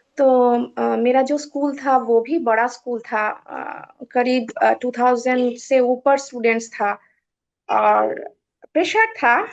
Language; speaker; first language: Hindi; non-native, local second language; Bangla